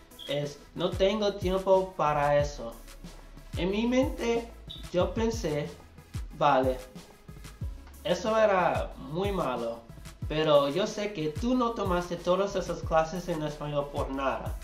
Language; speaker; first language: Spanish; non-native, learner; English